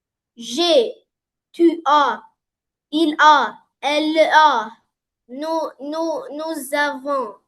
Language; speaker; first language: French; non-native, learner; Arabic